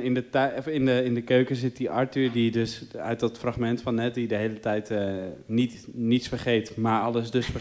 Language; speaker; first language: Dutch; native; Dutch